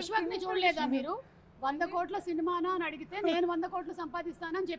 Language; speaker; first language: Telugu; native; Telugu